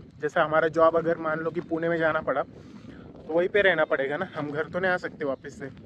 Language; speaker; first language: Hindi; non-native, local second language; Marathi